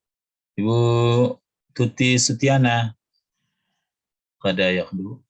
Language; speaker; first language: Arabic; non-native, fluent; Indonesian